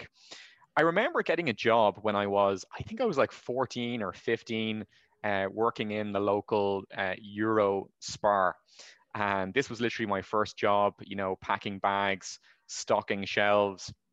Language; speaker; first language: English; native; English